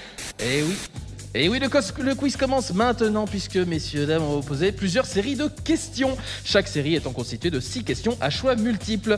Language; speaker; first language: French; native; French